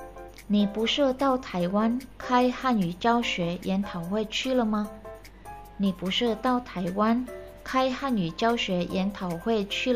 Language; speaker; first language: Chinese; non-native, fluent; Indonesian